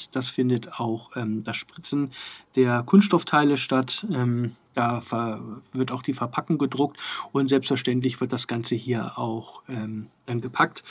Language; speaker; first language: German; native; German